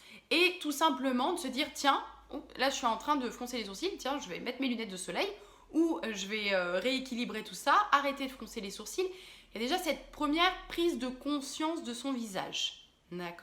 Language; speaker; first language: French; native; French